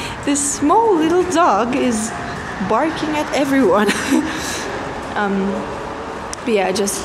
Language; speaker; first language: English; non-native, fluent; French